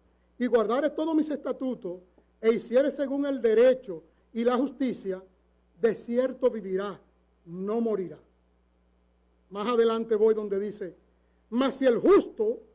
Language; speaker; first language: Spanish; native; Spanish